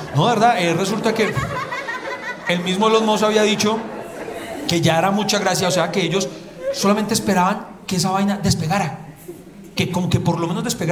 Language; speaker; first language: Spanish; native; Spanish